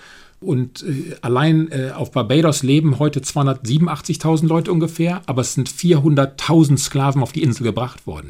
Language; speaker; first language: German; native; German